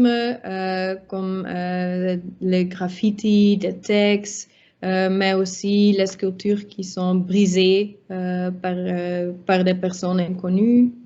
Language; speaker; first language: French; non-native, local second language; Dutch